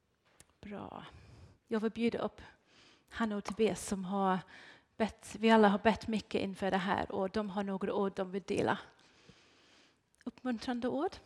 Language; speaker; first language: Swedish; non-native, fluent; English